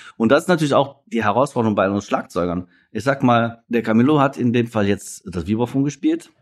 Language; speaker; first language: German; native; German